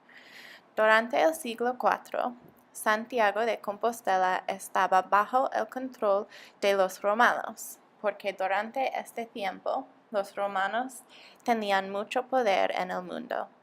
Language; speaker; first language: Spanish; non-native, learner; English